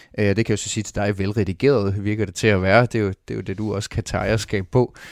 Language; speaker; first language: Danish; native; Danish